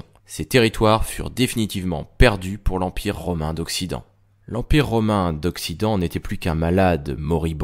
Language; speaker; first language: French; native; French